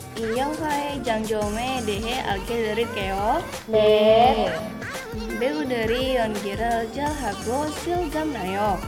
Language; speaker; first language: Korean; non-native, learner; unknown